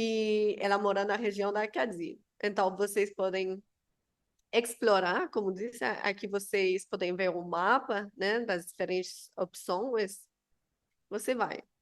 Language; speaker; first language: Portuguese; non-native, fluent; Spanish